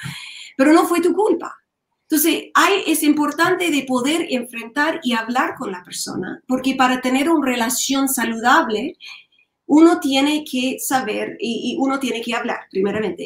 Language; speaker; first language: Spanish; non-native, learner; English